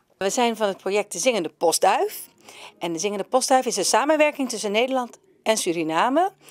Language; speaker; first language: Dutch; native; Dutch